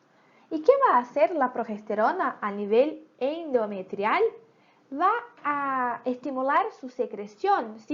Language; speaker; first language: Spanish; native; Spanish